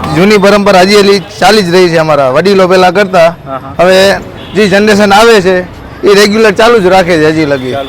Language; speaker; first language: Gujarati; non-native, local second language; Sindhi